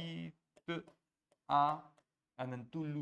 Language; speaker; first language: French; non-native, fluent; Hindi